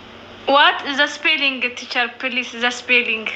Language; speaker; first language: English; non-native, learner; Oromo